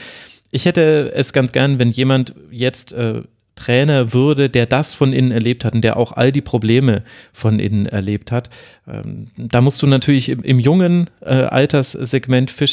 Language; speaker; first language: German; native; German